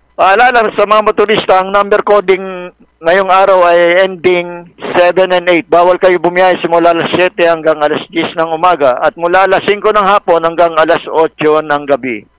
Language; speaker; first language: Filipino; native; Filipino